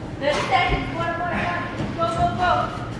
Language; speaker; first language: English; non-native, learner; Portuguese